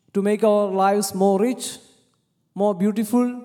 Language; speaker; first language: English; non-native, local second language; Malayalam